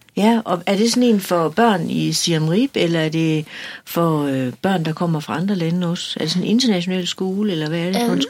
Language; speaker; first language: Danish; native; Danish